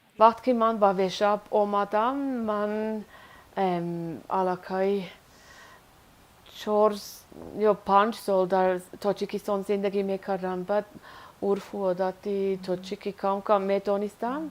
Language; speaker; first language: Persian; non-native, learner; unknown